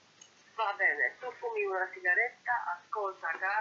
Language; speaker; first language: Italian; non-native, learner; Polish